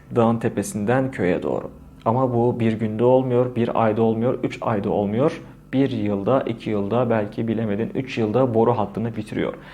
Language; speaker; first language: Turkish; native; Turkish